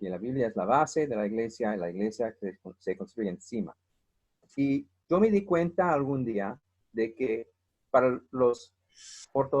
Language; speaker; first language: Spanish; non-native, fluent; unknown